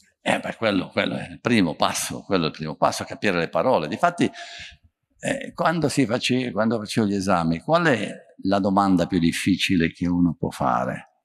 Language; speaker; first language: Italian; native; Italian